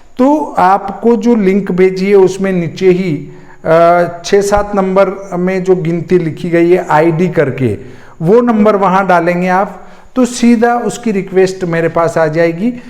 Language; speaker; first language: Hindi; native; Hindi